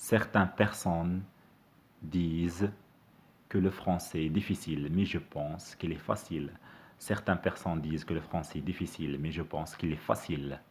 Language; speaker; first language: French; non-native, fluent; Arabic